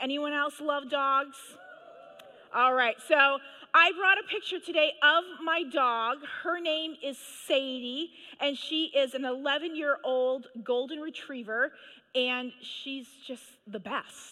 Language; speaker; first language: English; native; English